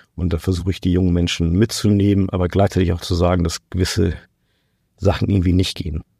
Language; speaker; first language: German; non-native, fluent; Portuguese